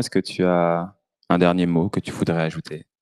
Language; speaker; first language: French; native; French